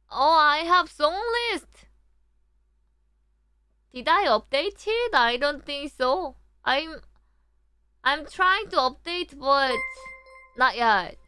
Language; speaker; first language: English; non-native, learner; Korean